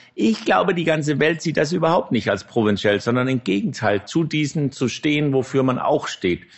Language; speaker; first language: German; non-native, fluent; Danish